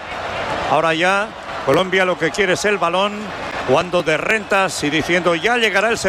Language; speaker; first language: Spanish; native; Spanish